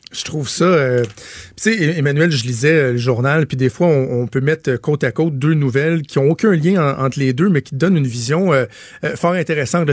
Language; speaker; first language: French; native; French